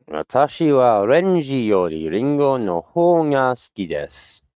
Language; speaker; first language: Japanese; non-native, learner; English